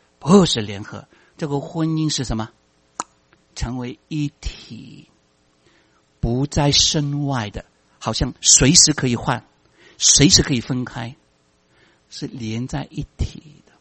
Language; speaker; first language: Chinese; non-native, local second language; Cantonese